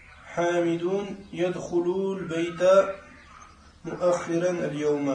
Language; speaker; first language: Arabic; non-native, learner; French